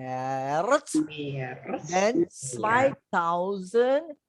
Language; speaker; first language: German; non-native, learner; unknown